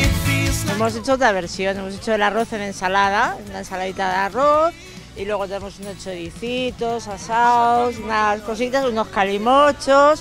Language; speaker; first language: Spanish; native; Spanish